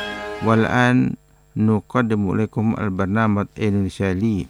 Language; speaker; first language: Arabic; non-native, fluent; Indonesian